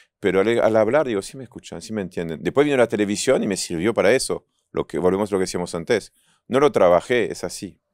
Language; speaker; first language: Spanish; non-native, fluent; French